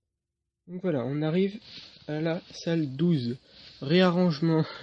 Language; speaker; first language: French; native; French